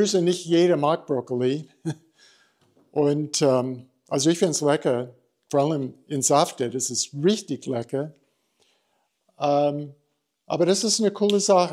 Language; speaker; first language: German; non-native, fluent; English